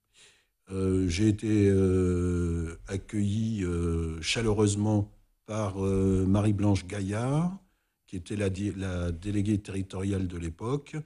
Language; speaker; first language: French; native; French